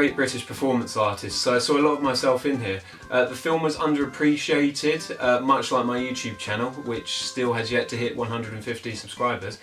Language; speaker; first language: English; native; English